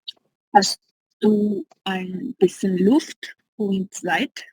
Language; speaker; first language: German; non-native, learner; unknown